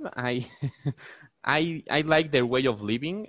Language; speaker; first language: English; non-native, fluent; Spanish